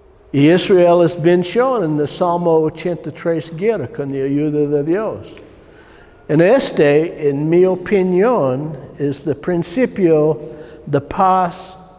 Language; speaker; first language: Spanish; non-native, learner; English